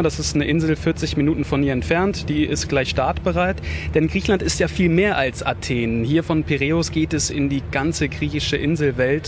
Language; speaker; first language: German; native; German